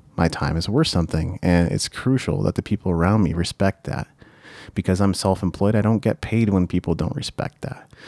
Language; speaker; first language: English; early bilingual, other home language; Japanese